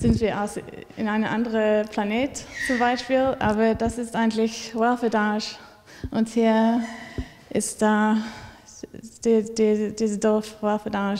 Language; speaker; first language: German; non-native, learner; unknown